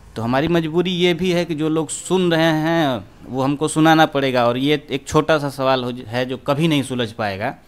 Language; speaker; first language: Hindi; native; Hindi